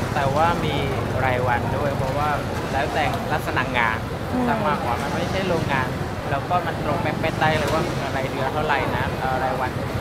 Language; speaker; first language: Thai; non-native, fluent; Burmese